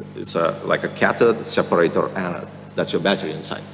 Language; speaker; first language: English; non-native, fluent; Lithuanian